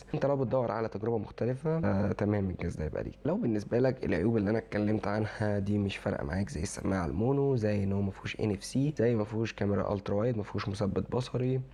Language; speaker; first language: Arabic; native; Arabic